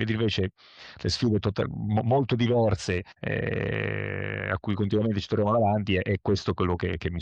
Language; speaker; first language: Italian; native; Italian